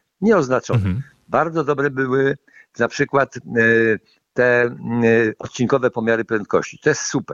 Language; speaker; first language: Polish; native; Polish